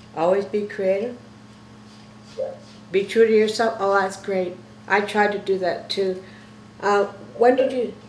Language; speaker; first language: English; native; English